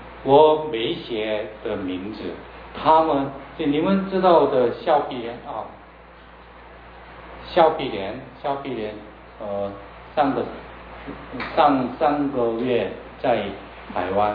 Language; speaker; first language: Chinese; non-native, learner; Korean